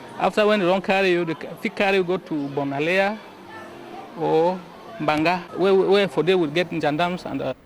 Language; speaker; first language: Nigerian Pidgin; native; Nigerian Pidgin